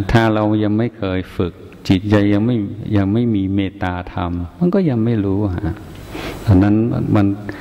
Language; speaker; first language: Thai; non-native, fluent; English